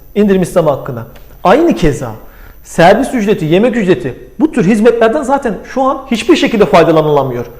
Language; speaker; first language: Turkish; native; Turkish